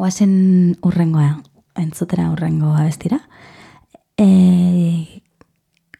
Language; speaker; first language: Basque; non-native, learner; Spanish